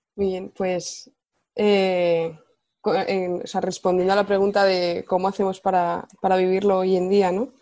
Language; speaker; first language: Spanish; native; Spanish